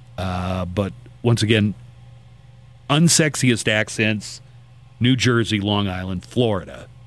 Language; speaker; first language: English; native; English